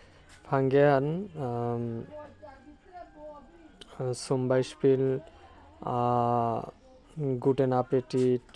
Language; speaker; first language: German; non-native, learner; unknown